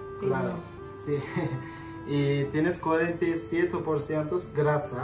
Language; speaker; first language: Spanish; non-native, fluent; Turkish